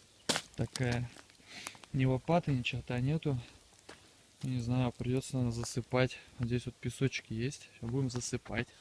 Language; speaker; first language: Russian; native; Russian